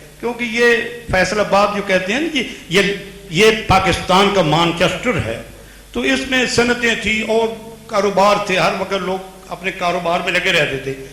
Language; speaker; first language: Urdu; non-native, local second language; Punjabi